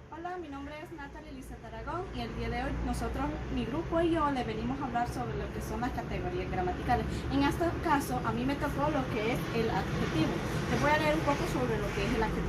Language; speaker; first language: Spanish; native; Spanish